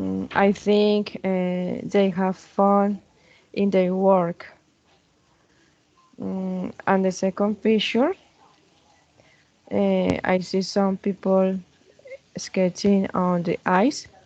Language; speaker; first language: English; non-native, learner; Spanish